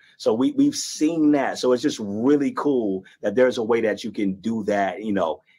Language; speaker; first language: English; native; English